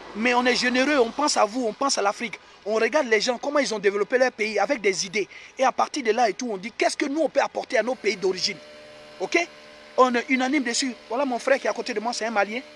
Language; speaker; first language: French; native; French